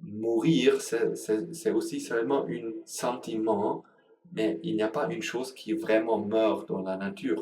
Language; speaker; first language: French; non-native, learner; Sinhala